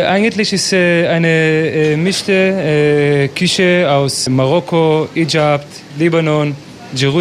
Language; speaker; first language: German; non-native, learner; Hebrew